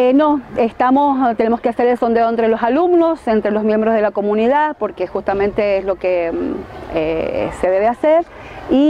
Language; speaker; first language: Spanish; native; Spanish